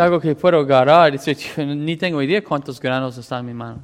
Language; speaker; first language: Spanish; non-native, fluent; English